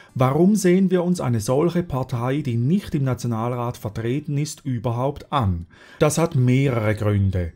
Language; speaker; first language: German; native; German